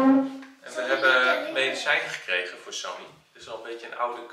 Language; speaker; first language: Dutch; native; Dutch